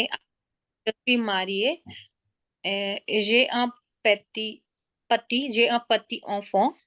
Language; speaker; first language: French; non-native, learner; Hindi